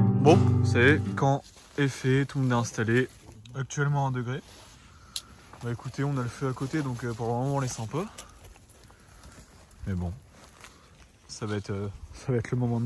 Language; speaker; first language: French; native; French